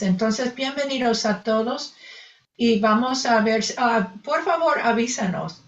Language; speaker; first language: Spanish; non-native, fluent; English